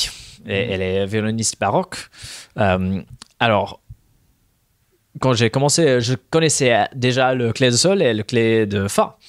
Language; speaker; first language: French; non-native, fluent; English